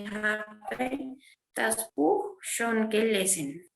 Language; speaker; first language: German; non-native, fluent; Spanish